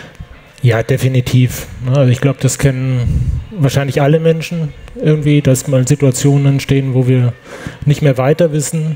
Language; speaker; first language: German; native; German